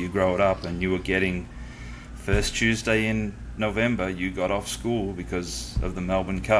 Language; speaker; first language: English; native; English